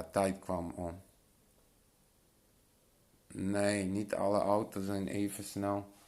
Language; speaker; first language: Dutch; non-native, local second language; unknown